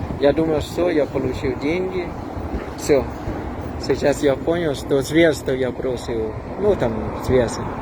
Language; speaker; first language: Russian; non-native, fluent; Thai